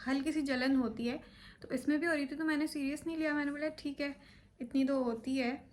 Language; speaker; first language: Urdu; native; Urdu